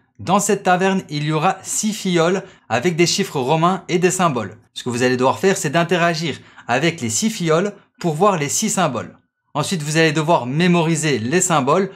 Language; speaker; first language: French; native; French